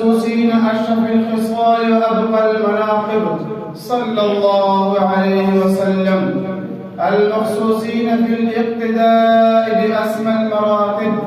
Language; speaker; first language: Arabic; non-native, learner; Urdu